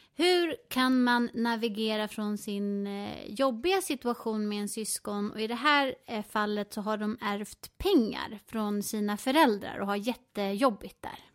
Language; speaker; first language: Swedish; native; Swedish